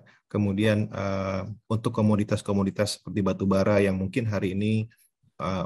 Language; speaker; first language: Indonesian; native; Indonesian